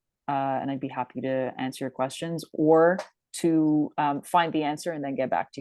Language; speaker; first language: English; native; English